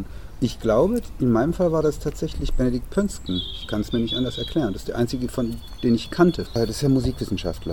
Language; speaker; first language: German; native; German